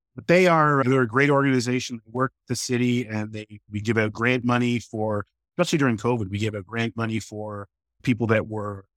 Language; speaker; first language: English; native; English